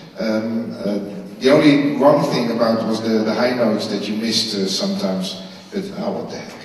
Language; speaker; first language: English; non-native, fluent; Dutch